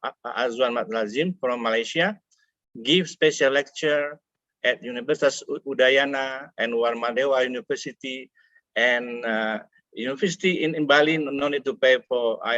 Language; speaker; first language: English; non-native, fluent; Indonesian